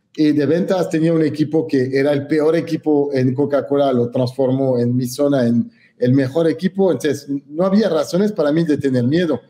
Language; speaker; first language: Spanish; non-native, fluent; French